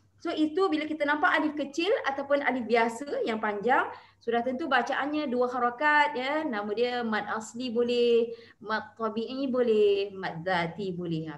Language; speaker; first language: Malay; native; Malay